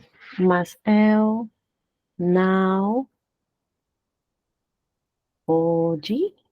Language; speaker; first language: Portuguese; non-native, learner; Spanish